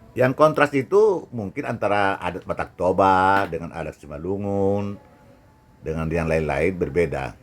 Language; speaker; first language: Indonesian; non-native, local second language; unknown